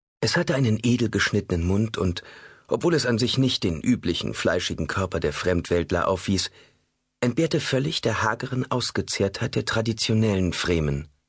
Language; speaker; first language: German; native; German